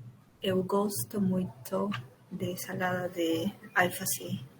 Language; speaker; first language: Portuguese; non-native, learner; Spanish